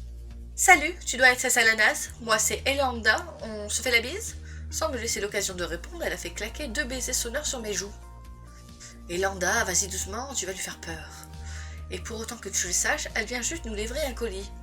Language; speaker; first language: French; native; French